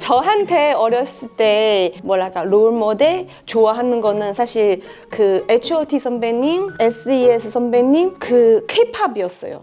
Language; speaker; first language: Korean; non-native, fluent; Chinese